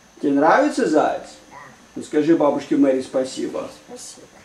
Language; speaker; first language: Russian; native; Russian